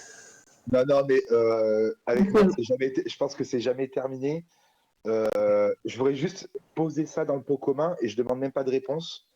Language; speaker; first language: French; native; French